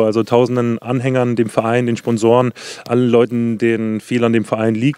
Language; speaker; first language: German; native; German